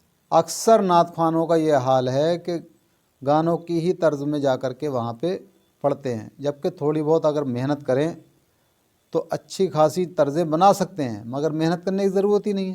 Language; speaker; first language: Urdu; native; Urdu